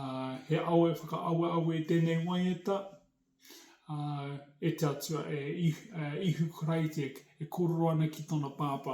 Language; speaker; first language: Māori; non-native, local second language; English